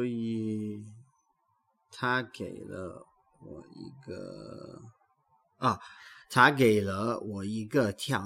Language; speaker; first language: Chinese; non-native, learner; English